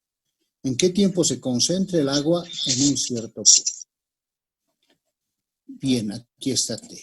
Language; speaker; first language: Spanish; native; Spanish